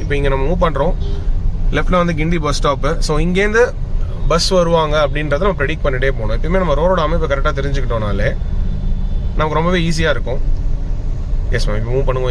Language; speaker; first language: Tamil; native; Tamil